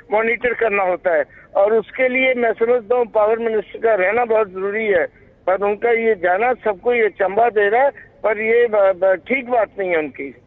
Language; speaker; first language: Hindi; non-native, local second language; Punjabi